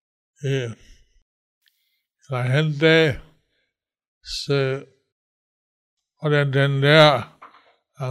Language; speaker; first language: Spanish; non-native, learner; English